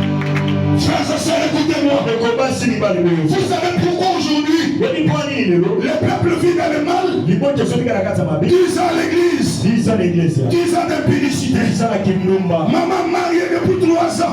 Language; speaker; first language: French; non-native, local second language; Lingala